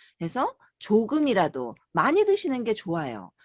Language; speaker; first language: Korean; native; Korean